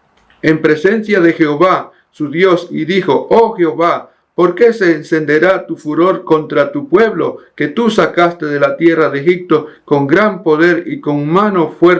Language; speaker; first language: Spanish; native; Spanish